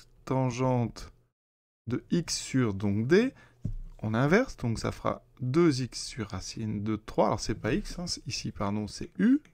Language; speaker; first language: French; native; French